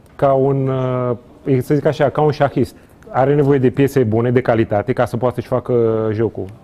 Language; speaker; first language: Romanian; non-native, fluent; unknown